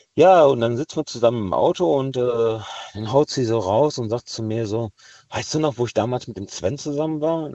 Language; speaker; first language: German; native; German